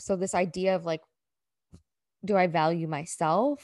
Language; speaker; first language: English; native; English